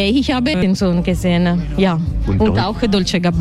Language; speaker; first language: German; non-native, learner; Italian